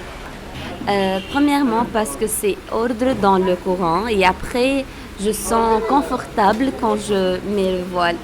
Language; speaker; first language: French; non-native, local second language; Arabic